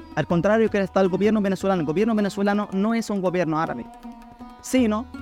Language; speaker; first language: Spanish; non-native, fluent; Arabic